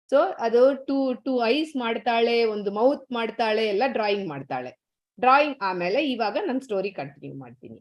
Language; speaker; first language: Kannada; non-native, learner; Tamil